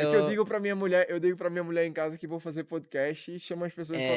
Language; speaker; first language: Portuguese; native; Portuguese